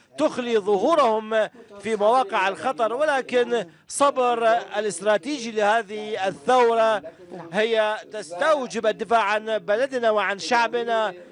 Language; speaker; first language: Arabic; non-native, fluent; Persian